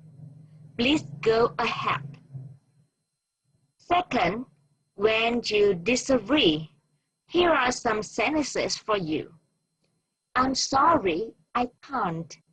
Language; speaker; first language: English; non-native, fluent; Vietnamese